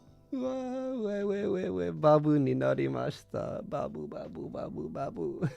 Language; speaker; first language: Japanese; non-native, learner; English